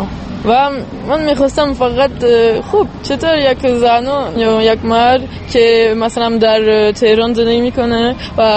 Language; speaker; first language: Persian; non-native, fluent; French